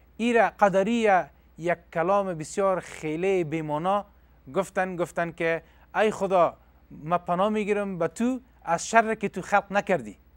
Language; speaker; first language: Persian; non-native, local second language; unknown